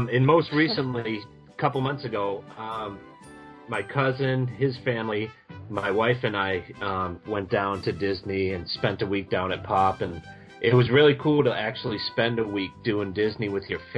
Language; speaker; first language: English; native; English